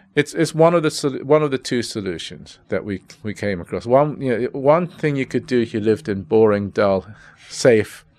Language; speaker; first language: English; native; English